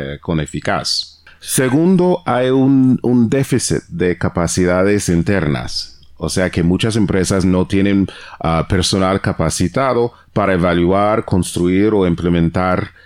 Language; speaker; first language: Spanish; non-native, fluent; English